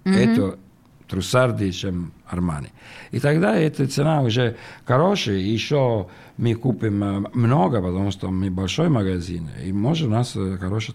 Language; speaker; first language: Russian; non-native, learner; Italian